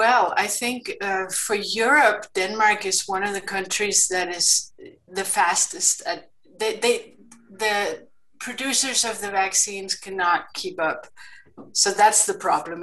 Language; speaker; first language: English; non-native, fluent; Kalaallisut